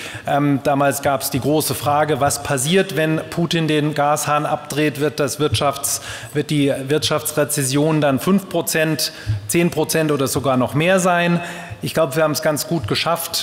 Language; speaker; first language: German; native; German